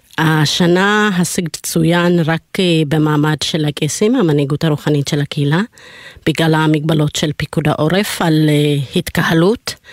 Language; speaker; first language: Hebrew; early bilingual, other home language; Amharic